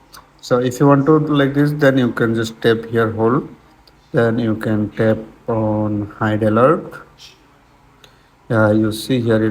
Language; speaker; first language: English; non-native, learner; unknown